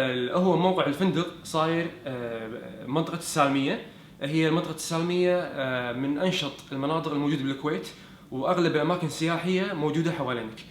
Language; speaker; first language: Arabic; native; Arabic